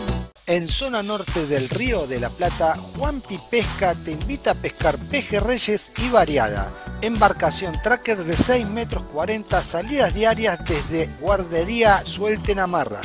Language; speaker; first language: Spanish; native; Spanish